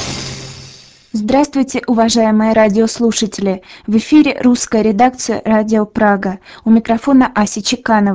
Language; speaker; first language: Russian; native; Russian